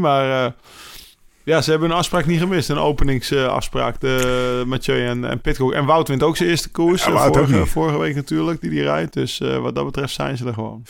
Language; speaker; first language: Dutch; native; Dutch